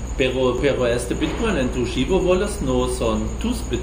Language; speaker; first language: Spanish; non-native, learner; German